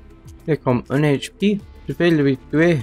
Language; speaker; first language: French; non-native, local second language; English